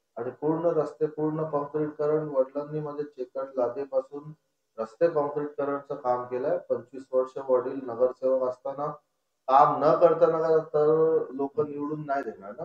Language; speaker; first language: Marathi; non-native, local second language; Konkani